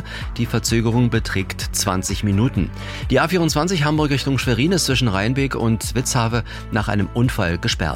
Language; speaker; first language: German; native; German